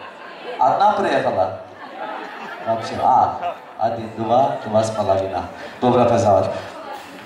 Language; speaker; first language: Russian; non-native, learner; Turkish